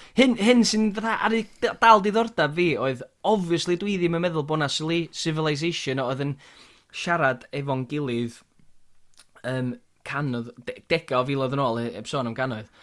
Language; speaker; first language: Welsh; native; Welsh